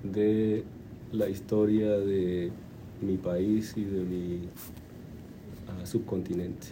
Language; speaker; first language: Spanish; native; Spanish